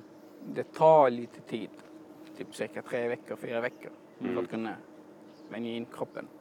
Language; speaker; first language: Swedish; non-native, fluent; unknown